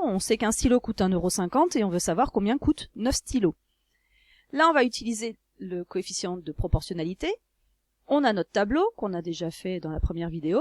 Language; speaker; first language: French; native; French